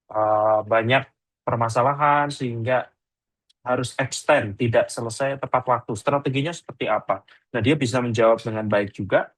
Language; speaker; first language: Indonesian; native; Indonesian